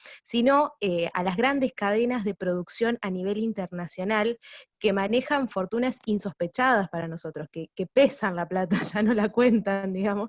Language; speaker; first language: Spanish; native; Spanish